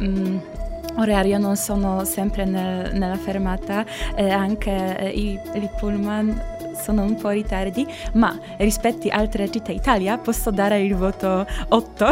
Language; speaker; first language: Italian; non-native, learner; Polish